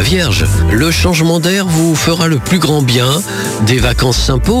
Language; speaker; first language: French; native; French